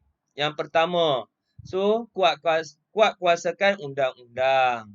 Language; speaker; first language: Malay; native; Malay